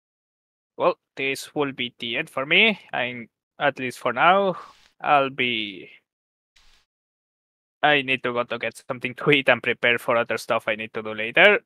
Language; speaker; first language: English; native; English